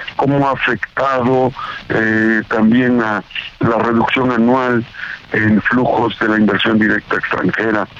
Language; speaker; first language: Spanish; native; Spanish